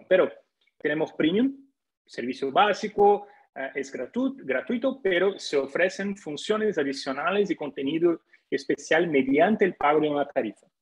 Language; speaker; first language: Spanish; non-native, fluent; Portuguese